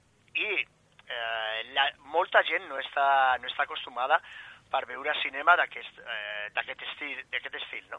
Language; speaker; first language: Catalan; non-native, fluent; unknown